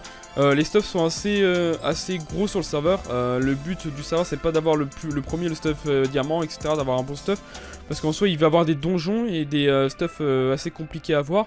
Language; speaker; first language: French; native; French